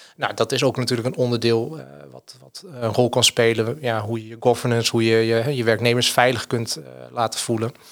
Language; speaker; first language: Dutch; native; Dutch